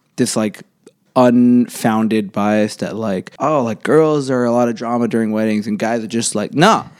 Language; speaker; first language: English; native; English